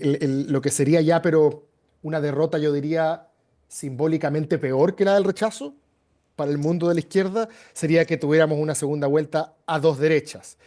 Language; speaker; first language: Spanish; native; Spanish